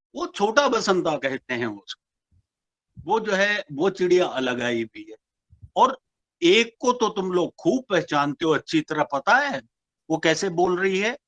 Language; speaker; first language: Hindi; non-native, local second language; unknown